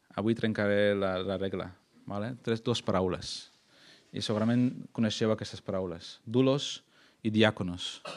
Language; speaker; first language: Catalan; non-native, fluent; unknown